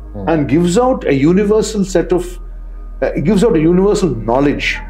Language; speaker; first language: English; non-native, local second language; Telugu